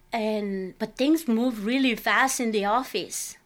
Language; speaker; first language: English; non-native, fluent; Spanish